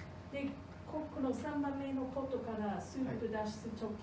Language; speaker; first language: Japanese; non-native, fluent; English